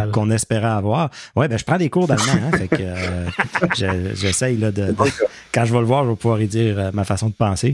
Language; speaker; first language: French; native; French